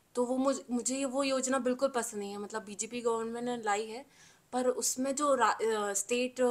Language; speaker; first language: Hindi; native; Hindi